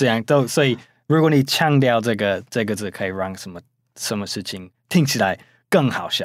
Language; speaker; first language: Chinese; non-native, fluent; English